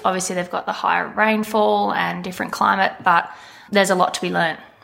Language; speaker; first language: English; native; English